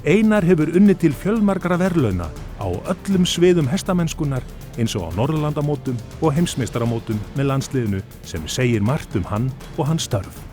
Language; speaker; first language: Icelandic; native; Icelandic